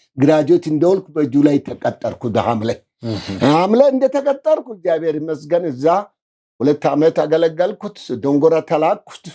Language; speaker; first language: Amharic; non-native, local second language; Wolaytta